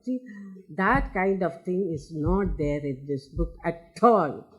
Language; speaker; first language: English; non-native, local second language; Tamil